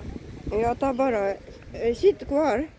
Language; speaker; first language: Swedish; non-native, fluent; Japanese